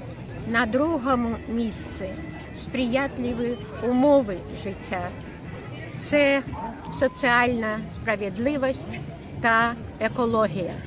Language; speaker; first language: Ukrainian; non-native, local second language; Russian